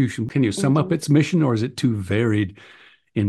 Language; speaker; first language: English; native; English